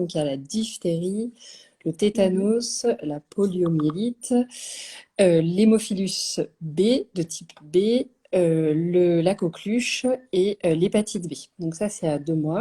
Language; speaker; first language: French; native; French